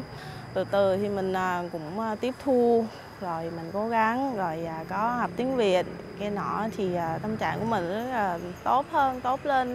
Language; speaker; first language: Vietnamese; non-native, fluent; Thai